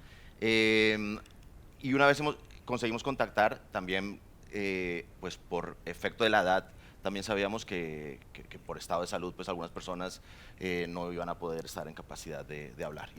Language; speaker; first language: Spanish; native; Spanish